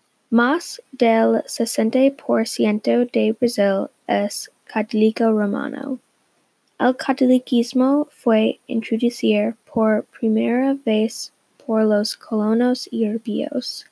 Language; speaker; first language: Spanish; non-native, learner; English